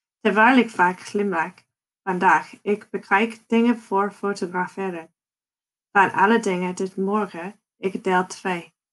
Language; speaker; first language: Dutch; non-native, learner; English